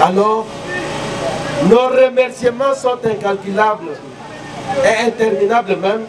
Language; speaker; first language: French; non-native, local second language; Lingala